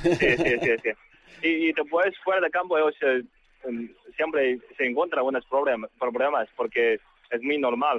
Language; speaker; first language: Spanish; non-native, learner; Chinese